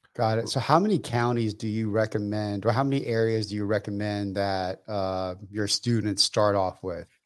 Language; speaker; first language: English; early bilingual, other home language; Vietnamese